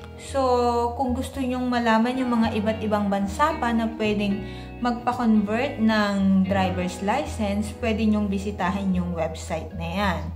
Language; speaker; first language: Filipino; native; Filipino